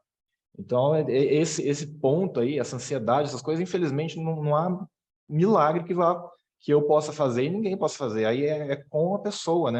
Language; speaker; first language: Portuguese; native; Portuguese